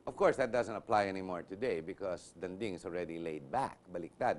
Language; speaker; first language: English; non-native, local second language; Filipino